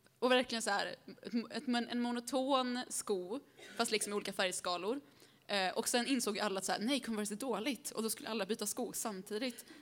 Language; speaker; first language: Swedish; early bilingual, other home language; Spanish